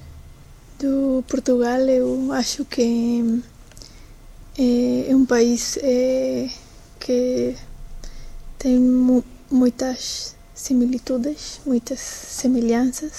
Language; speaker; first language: Portuguese; non-native, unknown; Spanish